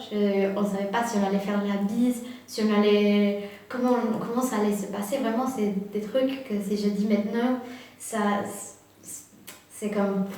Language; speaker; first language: French; non-native, fluent; Spanish